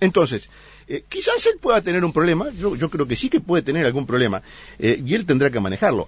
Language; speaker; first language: Spanish; native; Spanish